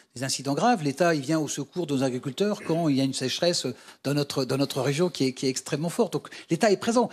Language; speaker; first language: French; native; French